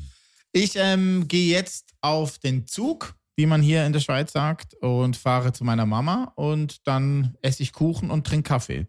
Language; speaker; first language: German; native; German